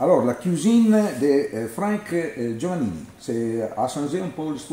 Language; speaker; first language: French; non-native, learner; Italian